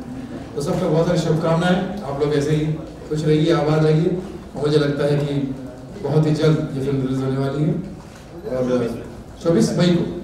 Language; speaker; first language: Hindi; native; Hindi